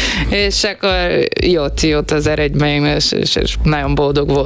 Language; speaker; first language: Hungarian; non-native, learner; Portuguese